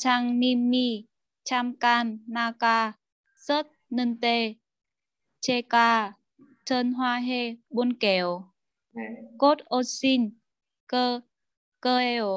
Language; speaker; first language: Korean; non-native, learner; Vietnamese